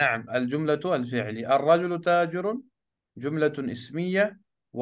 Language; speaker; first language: Arabic; non-native, fluent; Urdu